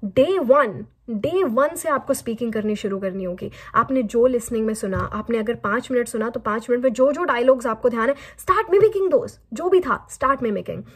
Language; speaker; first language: Hindi; native; Hindi